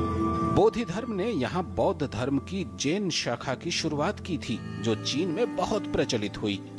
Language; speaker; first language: Hindi; native; Hindi